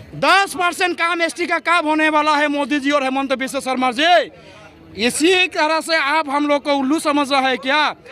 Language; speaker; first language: Hindi; non-native, local second language; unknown